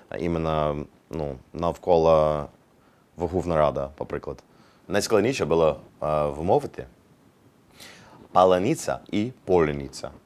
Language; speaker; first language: Ukrainian; non-native, learner; English